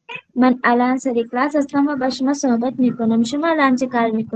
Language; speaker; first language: Persian; non-native, learner; Urdu